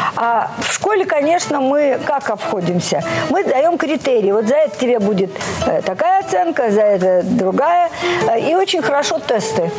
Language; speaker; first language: Russian; native; Russian